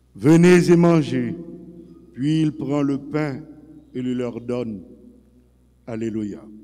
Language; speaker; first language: French; non-native, local second language; Haitian Creole